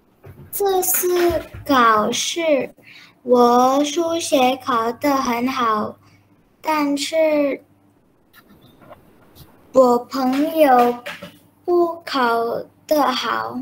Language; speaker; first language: Chinese; non-native, learner; Indonesian